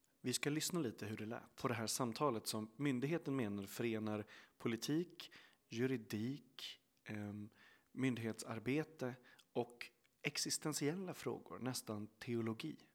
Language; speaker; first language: Swedish; native; Swedish